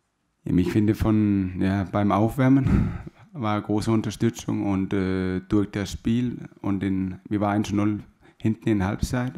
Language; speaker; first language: German; non-native, fluent; Danish